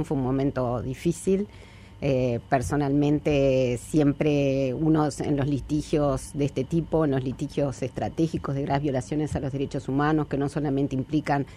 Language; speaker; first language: Spanish; native; Spanish